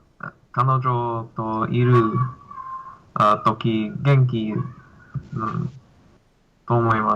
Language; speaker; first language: Japanese; non-native, learner; English